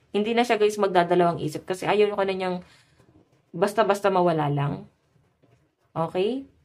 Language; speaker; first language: Filipino; native; Filipino